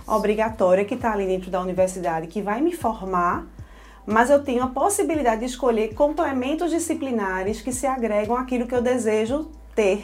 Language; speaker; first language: Portuguese; native; Portuguese